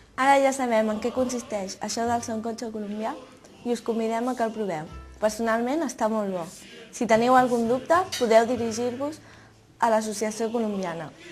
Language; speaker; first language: Catalan; native; Catalan